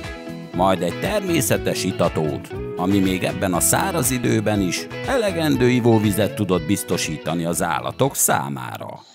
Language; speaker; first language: Hungarian; native; Hungarian